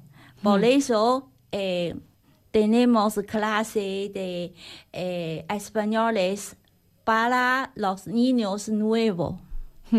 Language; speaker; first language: Spanish; non-native, learner; Chinese